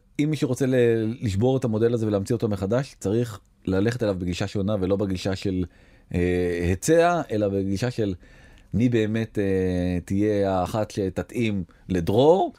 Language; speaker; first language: Hebrew; native; Hebrew